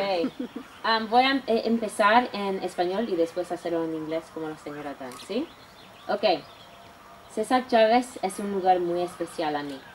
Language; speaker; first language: Spanish; non-native, local second language; English